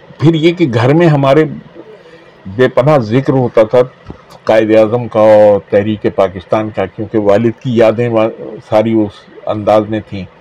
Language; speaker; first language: Urdu; native; Urdu